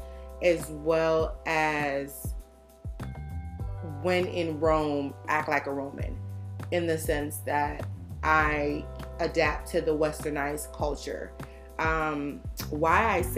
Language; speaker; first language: English; native; English